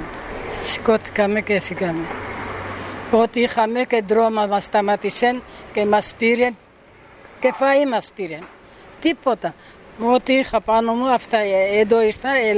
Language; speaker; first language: Greek; early bilingual, heritage; Greek